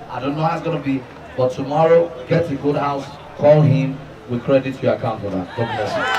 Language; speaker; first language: English; non-native, local second language; Yoruba